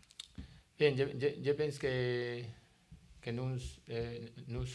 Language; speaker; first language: French; non-native, learner; Spanish